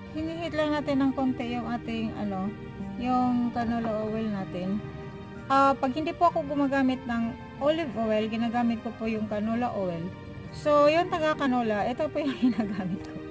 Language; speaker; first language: Filipino; non-native, local second language; Cebuano